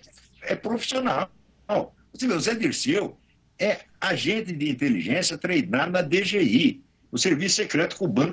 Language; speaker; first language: Portuguese; native; Portuguese